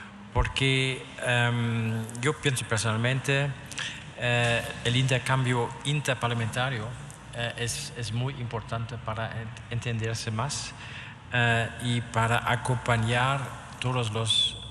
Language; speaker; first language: Spanish; non-native, fluent; German